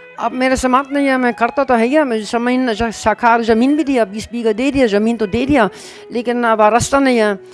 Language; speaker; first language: Hindi; non-native, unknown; German